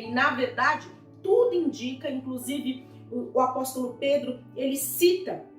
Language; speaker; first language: Portuguese; native; Portuguese